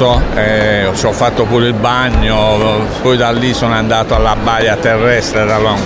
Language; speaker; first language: Italian; native; Italian